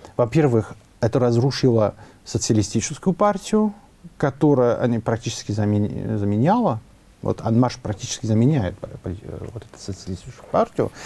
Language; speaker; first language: Russian; non-native, fluent; French